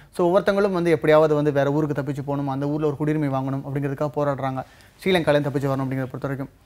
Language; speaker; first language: Tamil; native; Tamil